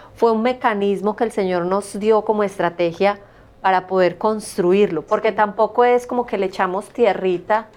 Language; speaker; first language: Spanish; native; Spanish